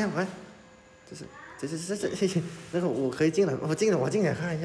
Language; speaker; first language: Chinese; native; Chinese